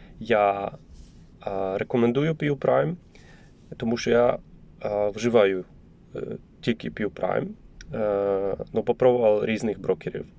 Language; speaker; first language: Ukrainian; non-native, learner; Polish